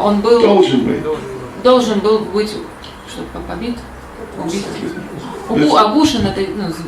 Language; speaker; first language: Russian; native; Russian